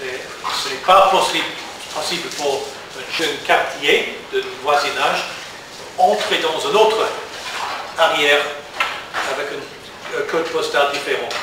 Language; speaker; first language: French; non-native, learner; English